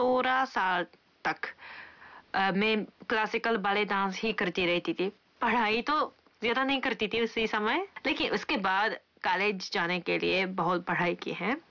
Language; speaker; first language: Hindi; non-native, fluent; Japanese